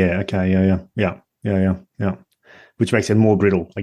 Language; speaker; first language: English; native; English